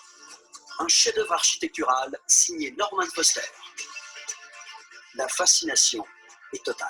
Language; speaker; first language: French; native; French